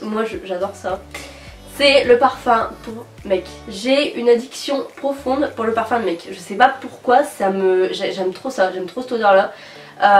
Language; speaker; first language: French; native; French